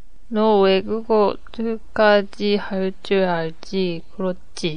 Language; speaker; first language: Korean; non-native, learner; Japanese